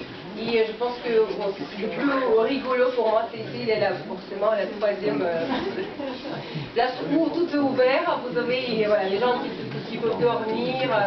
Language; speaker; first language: French; non-native, fluent; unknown